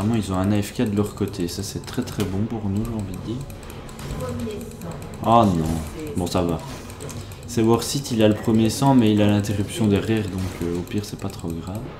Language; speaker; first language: French; native; French